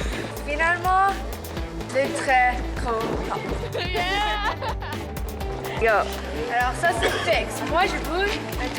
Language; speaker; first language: French; non-native, local second language; English